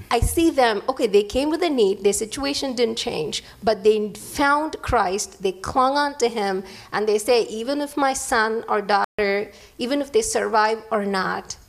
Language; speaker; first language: English; non-native, local second language; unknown